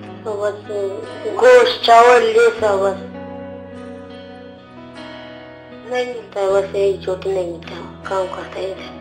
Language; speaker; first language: Hindi; non-native, local second language; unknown